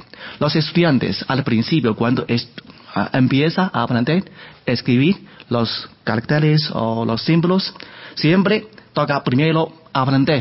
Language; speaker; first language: Spanish; non-native, learner; Chinese